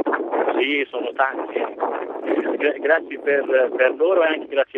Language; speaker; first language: Italian; non-native, fluent; Arabic